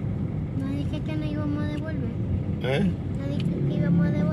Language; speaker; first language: Spanish; early bilingual, other home language; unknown